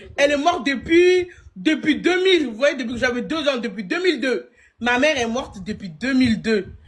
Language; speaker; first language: French; early bilingual, other home language; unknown